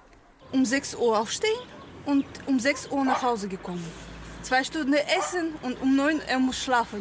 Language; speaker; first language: German; non-native, learner; Russian